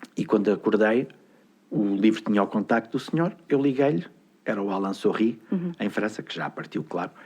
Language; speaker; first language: Portuguese; native; Portuguese